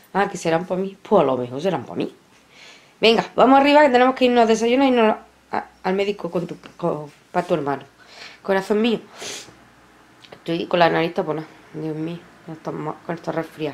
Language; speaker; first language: Spanish; native; Spanish